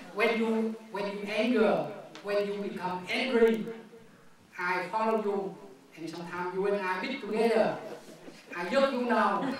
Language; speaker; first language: English; non-native, learner; Vietnamese